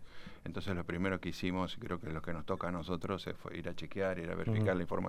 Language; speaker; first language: Spanish; native; Spanish